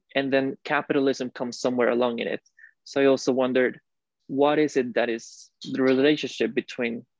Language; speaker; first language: English; non-native, fluent; Spanish